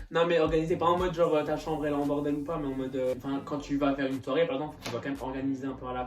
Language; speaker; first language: French; native; French